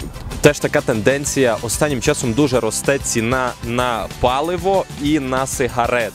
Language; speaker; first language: Ukrainian; native; Ukrainian